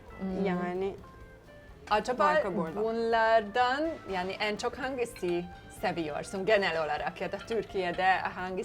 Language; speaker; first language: Turkish; non-native, fluent; Hungarian